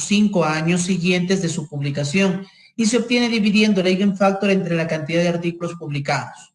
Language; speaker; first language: Spanish; native; Spanish